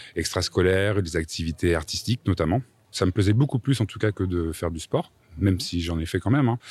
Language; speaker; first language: French; native; French